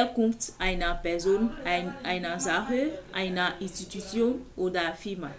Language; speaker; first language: German; non-native, fluent; French